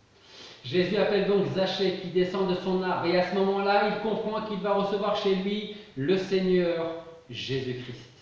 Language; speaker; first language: French; native; French